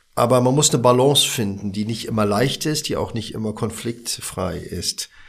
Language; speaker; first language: German; early bilingual, other home language; Arabic